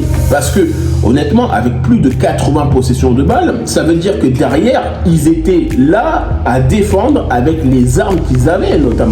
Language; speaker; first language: French; native; French